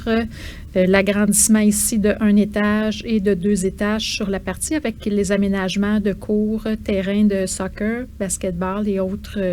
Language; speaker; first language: French; native; French